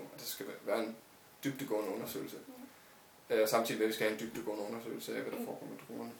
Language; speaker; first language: Danish; native; Danish